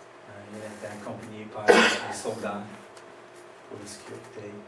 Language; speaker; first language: French; non-native, fluent; English